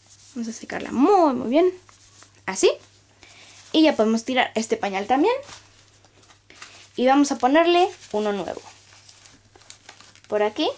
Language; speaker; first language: Spanish; native; Spanish